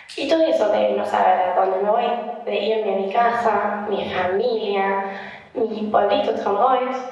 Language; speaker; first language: Spanish; non-native, fluent; German